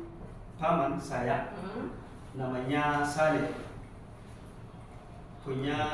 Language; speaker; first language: Indonesian; non-native, learner; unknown